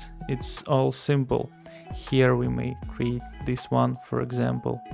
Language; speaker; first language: English; non-native, fluent; Russian